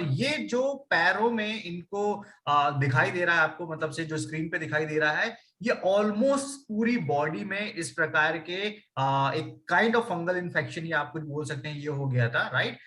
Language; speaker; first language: Hindi; native; Hindi